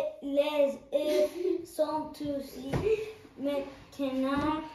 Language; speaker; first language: French; non-native, learner; English